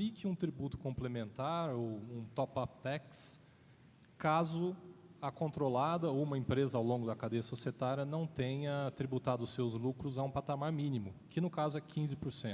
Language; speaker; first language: Portuguese; native; Portuguese